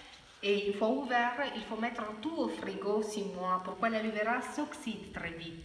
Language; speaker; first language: French; non-native, fluent; Spanish